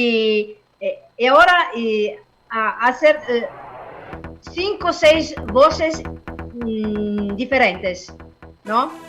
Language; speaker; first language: Spanish; non-native, learner; English